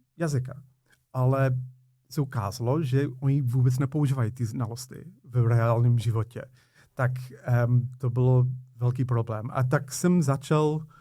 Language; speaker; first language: Czech; non-native, fluent; English